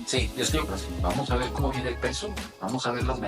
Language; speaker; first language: Spanish; native; Spanish